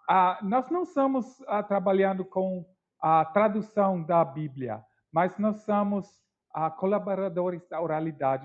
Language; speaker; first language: Portuguese; non-native, learner; English